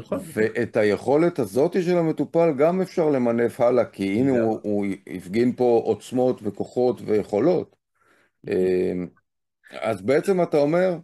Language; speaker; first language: Hebrew; native; Hebrew